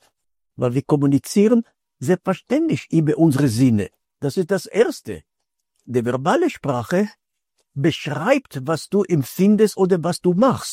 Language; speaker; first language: German; non-native, fluent; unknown